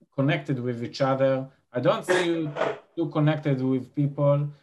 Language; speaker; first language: English; non-native, fluent; Hebrew